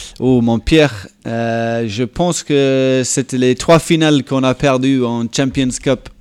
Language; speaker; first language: French; non-native, fluent; English